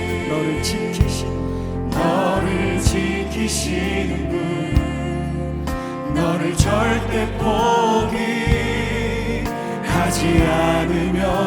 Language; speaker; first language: Korean; native; Korean